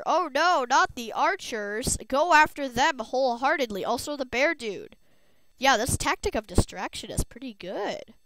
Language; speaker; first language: English; native; English